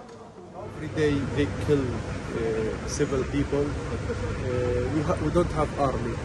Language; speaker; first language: English; non-native, learner; Arabic